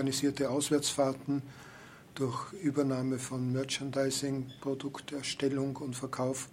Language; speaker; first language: German; native; German